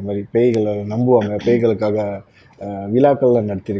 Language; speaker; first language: Tamil; native; Tamil